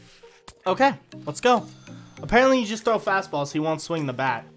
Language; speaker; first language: English; native; English